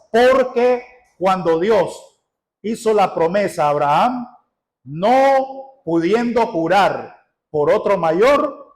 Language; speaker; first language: Spanish; native; Spanish